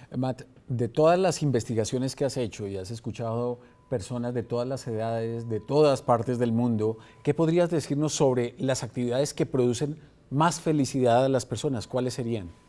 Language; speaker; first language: Spanish; native; Spanish